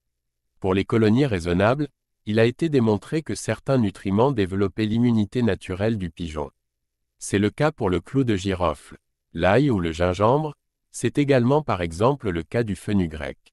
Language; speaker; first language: French; native; French